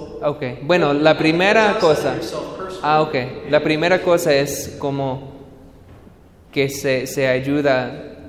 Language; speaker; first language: Spanish; non-native, fluent; English